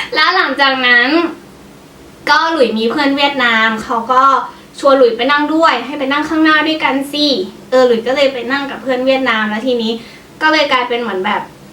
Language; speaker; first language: Thai; native; Thai